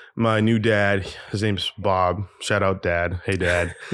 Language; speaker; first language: English; early bilingual, other home language; Spanish